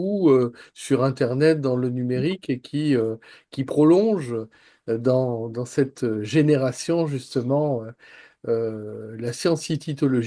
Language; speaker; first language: French; native; French